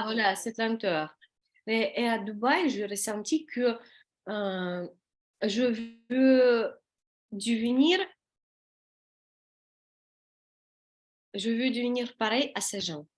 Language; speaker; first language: French; non-native, learner; Russian